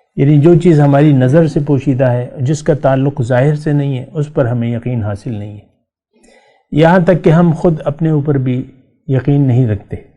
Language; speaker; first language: Urdu; non-native, local second language; Pashto